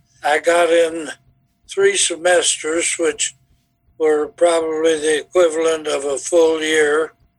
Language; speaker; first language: English; native; English